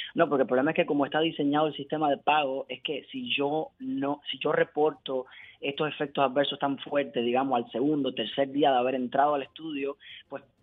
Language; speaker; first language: Spanish; native; Spanish